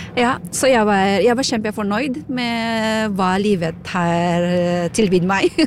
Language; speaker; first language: Norwegian; non-native, fluent; Filipino